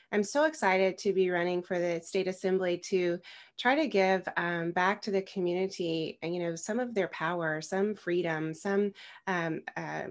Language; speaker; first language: English; native; English